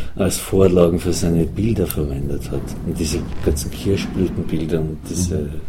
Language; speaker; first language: German; native; German